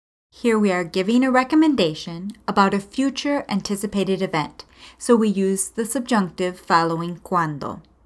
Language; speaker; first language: English; native; English